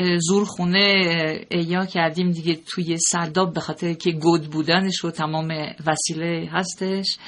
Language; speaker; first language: Persian; early bilingual, heritage; Persian